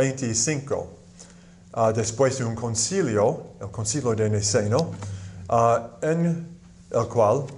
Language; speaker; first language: Spanish; non-native, fluent; English